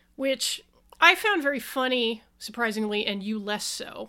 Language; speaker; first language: English; native; English